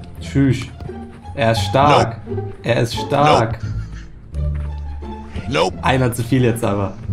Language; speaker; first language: German; native; German